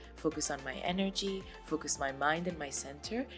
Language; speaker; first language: English; native; English